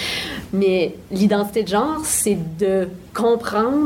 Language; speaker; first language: French; native; French